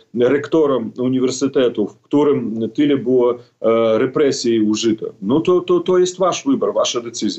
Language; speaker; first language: Polish; non-native, fluent; Belarusian